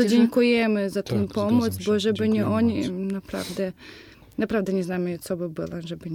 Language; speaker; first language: Polish; non-native, fluent; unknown